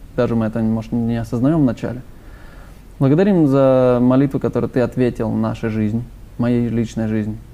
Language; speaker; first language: Russian; native; Russian